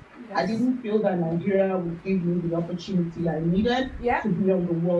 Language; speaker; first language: English; non-native, local second language; Yoruba